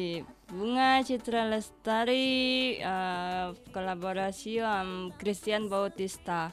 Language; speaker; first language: Catalan; non-native, learner; Indonesian